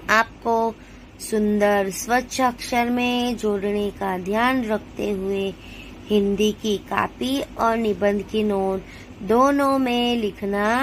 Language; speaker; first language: Hindi; non-native, local second language; Gujarati